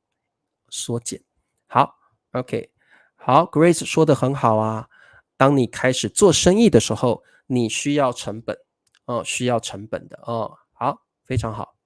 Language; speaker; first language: Chinese; native; Chinese